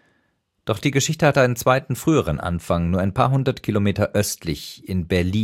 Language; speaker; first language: German; native; German